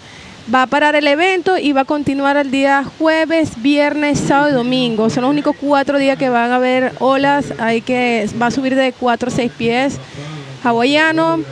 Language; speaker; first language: Spanish; native; Spanish